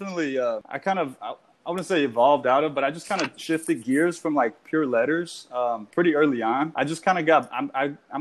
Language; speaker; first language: English; native; English